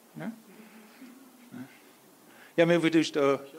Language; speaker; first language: Russian; non-native, learner; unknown